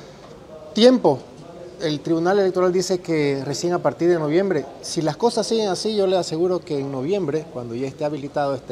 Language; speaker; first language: Spanish; native; Spanish